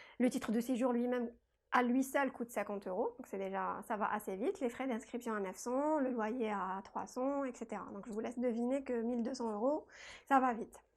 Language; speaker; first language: French; non-native, local second language; Kabyle